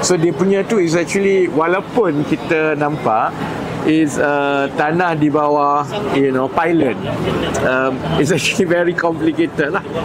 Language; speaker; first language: Malay; native; Malay